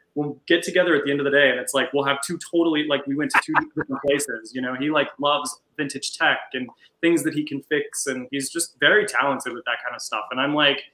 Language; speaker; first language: English; native; English